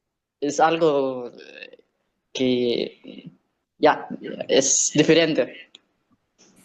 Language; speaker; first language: Spanish; non-native, learner; Arabic